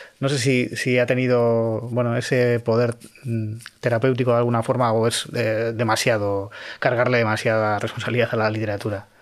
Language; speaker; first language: Spanish; native; Spanish